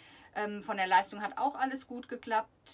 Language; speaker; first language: German; native; German